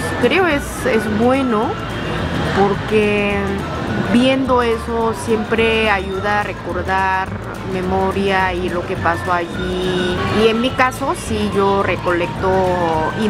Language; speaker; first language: Spanish; non-native, learner; Korean